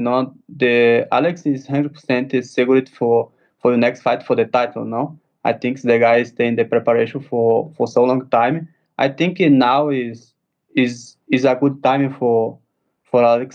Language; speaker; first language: English; non-native, learner; Portuguese